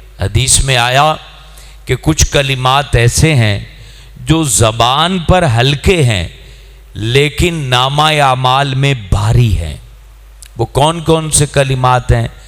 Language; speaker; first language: Urdu; non-native, local second language; Punjabi